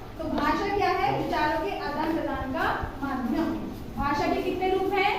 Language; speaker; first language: Hindi; native; Hindi